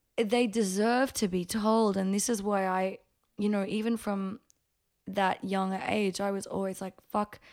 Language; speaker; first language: English; early bilingual, other home language; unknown